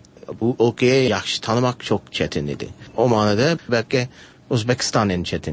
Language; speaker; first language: Turkish; non-native, learner; English